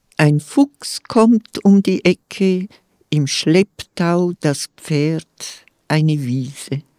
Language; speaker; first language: German; non-native, local second language; Romansh